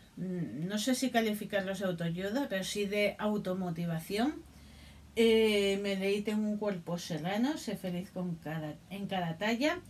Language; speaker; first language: Spanish; native; Spanish